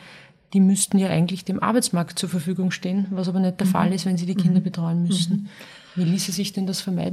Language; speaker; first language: German; native; German